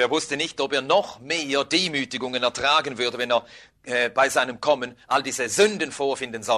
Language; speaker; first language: German; native; German